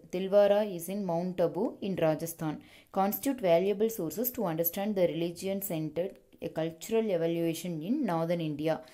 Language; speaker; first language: English; non-native, local second language; Tamil